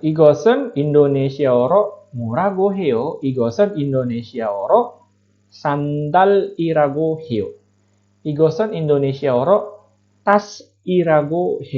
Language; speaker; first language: Korean; non-native, fluent; Indonesian